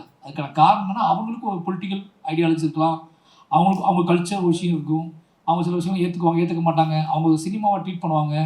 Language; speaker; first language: Tamil; native; Tamil